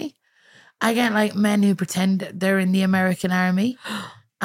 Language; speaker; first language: English; native; English